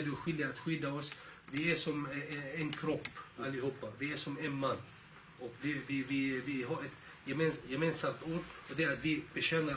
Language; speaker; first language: Swedish; early bilingual, other home language; Arabic